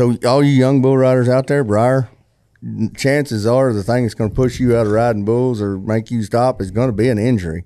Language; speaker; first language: English; native; English